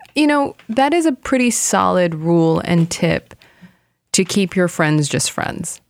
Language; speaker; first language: English; non-native, fluent; Korean